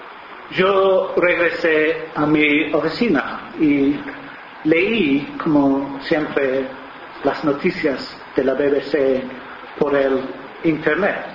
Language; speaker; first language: Spanish; non-native, fluent; English